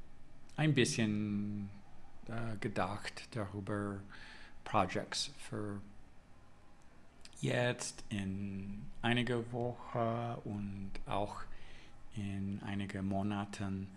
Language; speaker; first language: German; non-native, learner; English